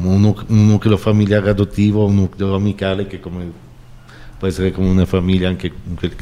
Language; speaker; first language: Italian; native; Italian